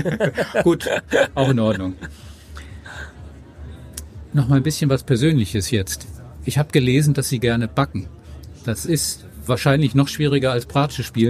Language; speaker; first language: German; native; German